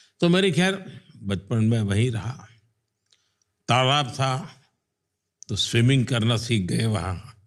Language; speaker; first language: Hindi; non-native, local second language; Gujarati